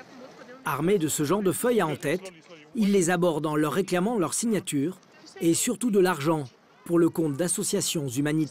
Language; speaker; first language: French; native; French